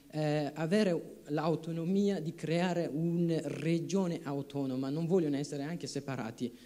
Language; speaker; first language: Italian; non-native, fluent; Persian